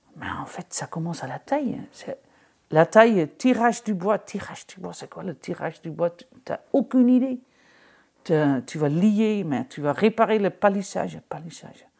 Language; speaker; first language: French; non-native, fluent; Dutch